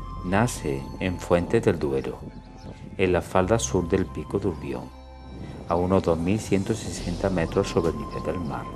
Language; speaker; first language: Spanish; native; Spanish